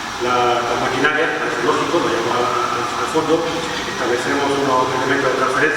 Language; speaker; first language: Spanish; native; Spanish